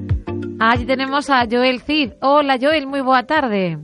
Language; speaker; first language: Spanish; native; Spanish